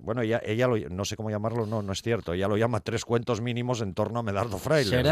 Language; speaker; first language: Spanish; native; Spanish